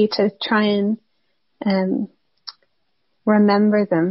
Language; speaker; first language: English; native; English